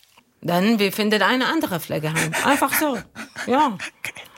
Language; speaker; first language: German; non-native, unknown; Arabic